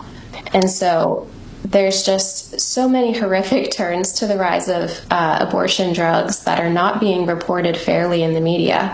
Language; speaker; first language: English; native; English